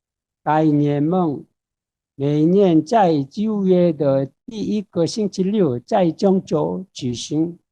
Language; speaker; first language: Chinese; non-native, fluent; Korean